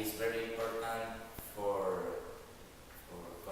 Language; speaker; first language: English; non-native, learner; Spanish